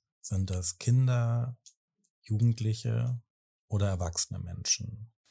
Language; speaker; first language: German; native; German